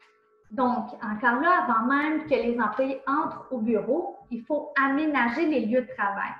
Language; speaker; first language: French; native; French